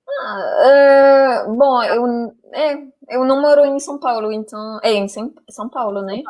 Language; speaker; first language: Portuguese; non-native, fluent; French